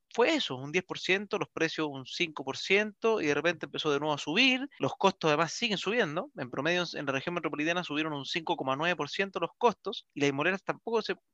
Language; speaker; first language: Spanish; native; Spanish